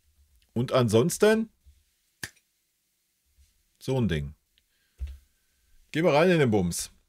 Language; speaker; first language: German; native; German